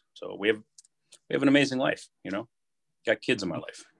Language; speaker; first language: English; native; English